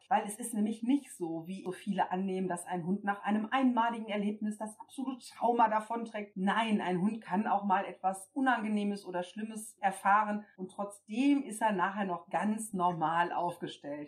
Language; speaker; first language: German; native; German